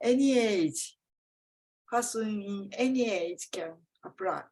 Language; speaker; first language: English; non-native, fluent; Japanese